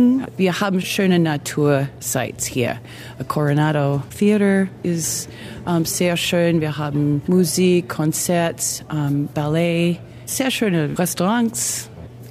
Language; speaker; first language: German; early bilingual, heritage; English